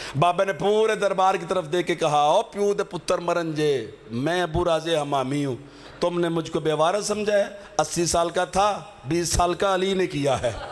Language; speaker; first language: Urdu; non-native, local second language; Punjabi